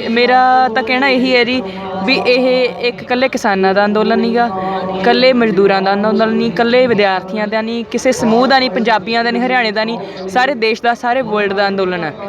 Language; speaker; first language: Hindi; non-native, local second language; Punjabi